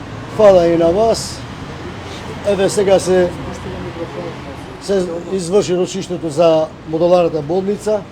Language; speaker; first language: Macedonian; non-native, local second language; Albanian